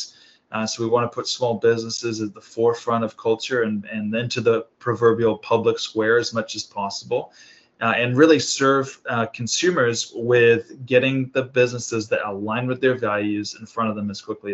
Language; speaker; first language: English; native; English